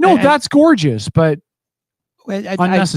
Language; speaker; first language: English; native; English